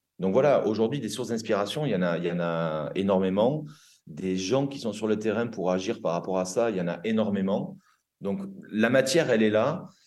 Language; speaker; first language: French; native; French